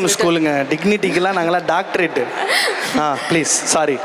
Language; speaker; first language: Tamil; native; Tamil